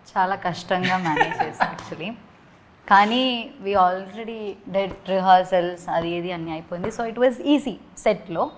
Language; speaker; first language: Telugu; non-native, learner; Malayalam